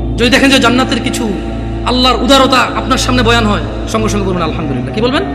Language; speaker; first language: Bangla; early bilingual, heritage; Bangla